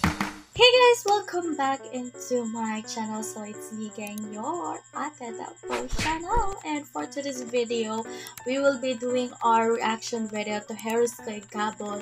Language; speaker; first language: English; non-native, learner; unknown